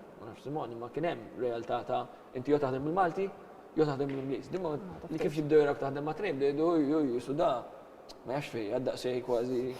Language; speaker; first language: Maltese; native; Maltese